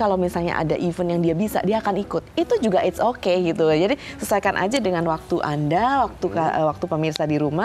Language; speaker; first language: Indonesian; native; Indonesian